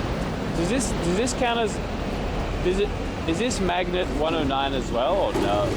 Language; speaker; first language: English; native; English